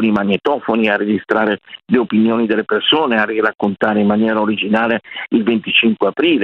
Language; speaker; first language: Italian; native; Italian